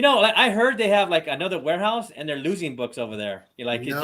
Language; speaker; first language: English; native; English